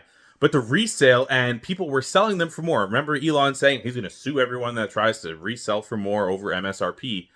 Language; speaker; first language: English; native; English